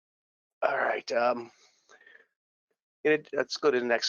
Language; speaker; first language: English; native; English